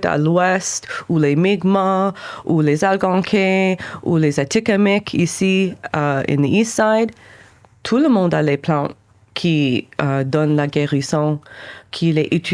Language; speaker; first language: French; non-native, local second language; English